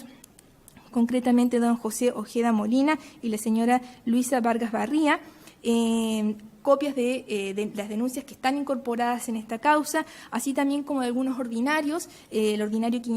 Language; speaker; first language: Spanish; native; Spanish